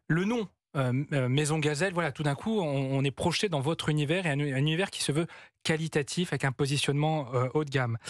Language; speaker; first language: French; native; French